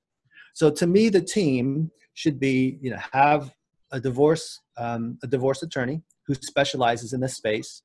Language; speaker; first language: English; native; English